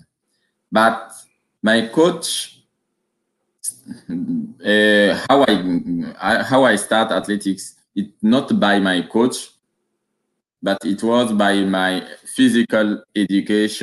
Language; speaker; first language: English; non-native, learner; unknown